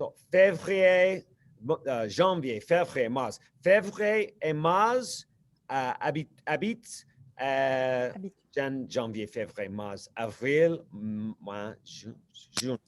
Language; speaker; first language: French; non-native, learner; English